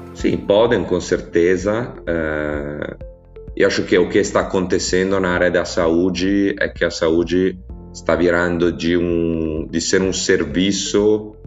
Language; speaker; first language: Portuguese; non-native, fluent; Italian